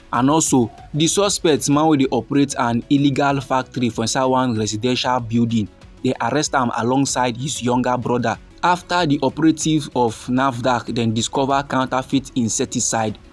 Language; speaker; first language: Nigerian Pidgin; native; Nigerian Pidgin